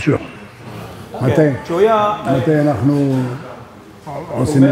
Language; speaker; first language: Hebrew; non-native, learner; French